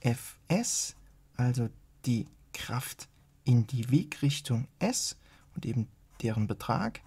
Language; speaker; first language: German; native; German